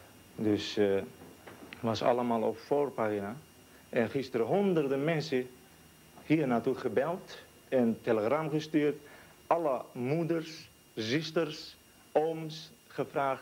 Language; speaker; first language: Dutch; non-native, learner; Turkish